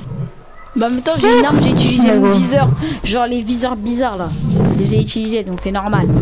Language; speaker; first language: French; native; French